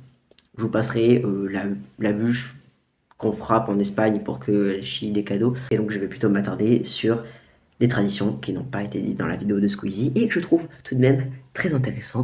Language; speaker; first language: French; native; French